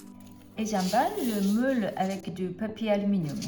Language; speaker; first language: French; non-native, fluent; Japanese